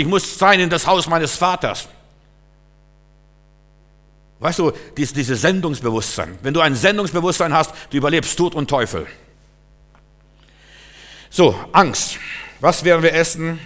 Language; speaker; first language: German; native; German